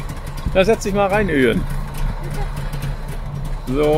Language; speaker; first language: German; native; German